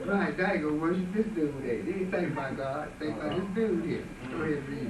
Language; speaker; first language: English; native; English